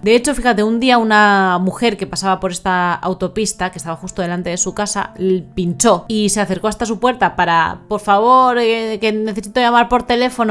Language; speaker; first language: Spanish; native; Spanish